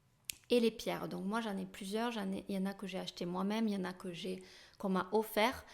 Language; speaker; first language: French; native; French